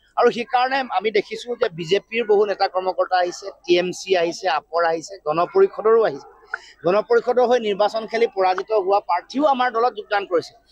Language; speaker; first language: Assamese; native; Assamese